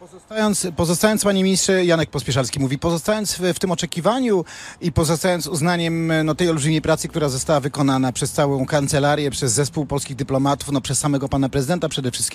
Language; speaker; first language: Polish; native; Polish